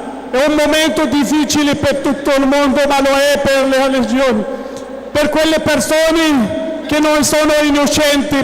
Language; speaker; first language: Italian; non-native, fluent; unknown